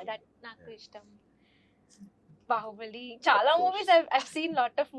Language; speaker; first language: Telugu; non-native, learner; Kannada